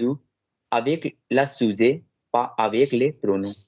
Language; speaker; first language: French; non-native, learner; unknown